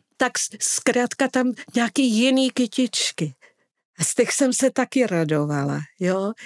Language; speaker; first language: Czech; non-native, fluent; Italian